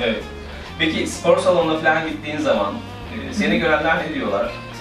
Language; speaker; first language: Turkish; native; Turkish